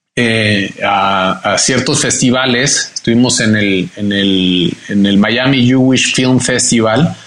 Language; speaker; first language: Spanish; native; Spanish